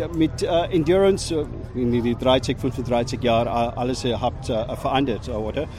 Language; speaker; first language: German; non-native, learner; English